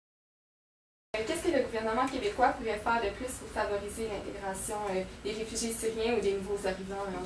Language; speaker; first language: French; native; French